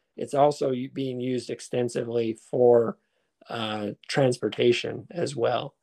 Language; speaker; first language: English; native; English